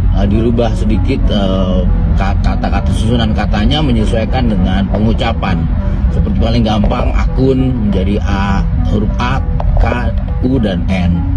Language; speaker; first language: Indonesian; native; Indonesian